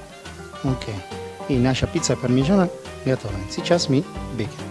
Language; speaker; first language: Russian; non-native, learner; Italian